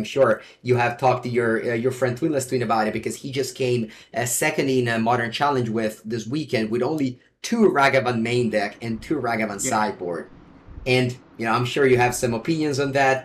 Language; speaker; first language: English; non-native, fluent; Italian